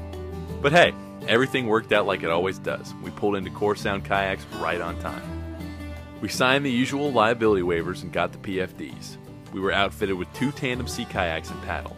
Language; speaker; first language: English; native; English